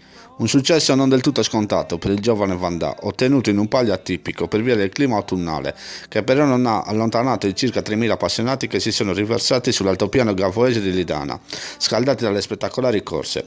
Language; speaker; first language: Italian; native; Italian